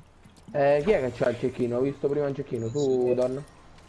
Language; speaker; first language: Italian; native; Italian